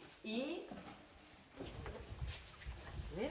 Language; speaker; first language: Spanish; non-native, learner; French